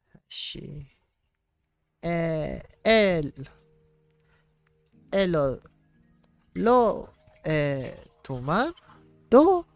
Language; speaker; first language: Spanish; non-native, learner; English